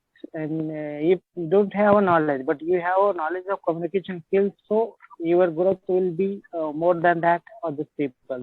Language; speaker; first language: English; non-native, learner; Marathi